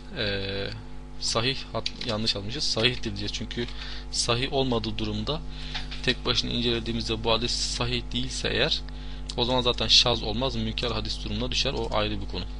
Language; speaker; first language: Turkish; non-native, fluent; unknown